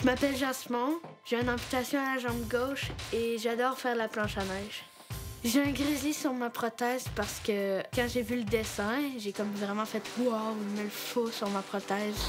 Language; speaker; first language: French; native; French